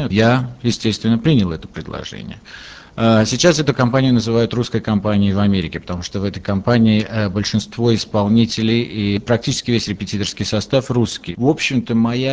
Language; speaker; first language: Russian; native; Russian